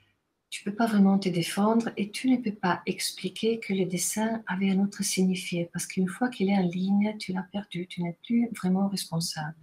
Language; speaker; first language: French; non-native, fluent; Italian